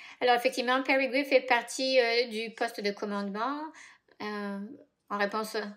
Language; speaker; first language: French; native; French